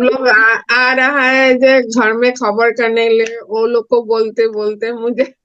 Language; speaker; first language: Hindi; non-native, local second language; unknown